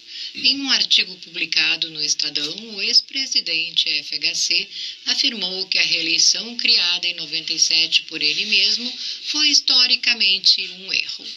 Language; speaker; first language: Portuguese; native; Portuguese